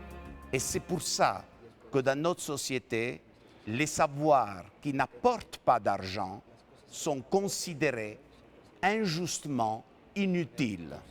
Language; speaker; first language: French; non-native, fluent; Italian